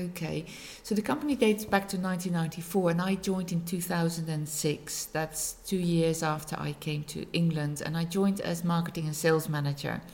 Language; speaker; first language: English; non-native, fluent; Dutch